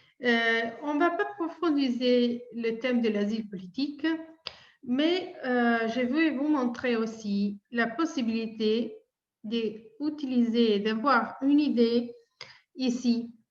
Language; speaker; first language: French; non-native, fluent; Italian